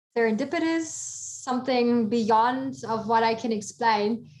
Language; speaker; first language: English; non-native, fluent; German